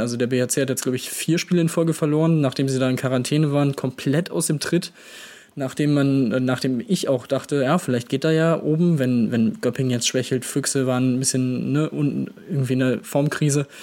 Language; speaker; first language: German; native; German